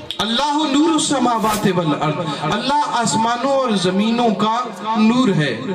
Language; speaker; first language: Urdu; non-native, local second language; Punjabi